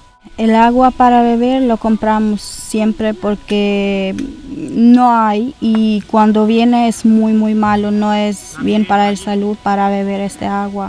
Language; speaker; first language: Spanish; non-native, learner; Albanian